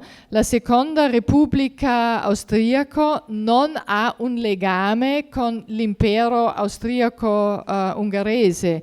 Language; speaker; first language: Italian; non-native, fluent; German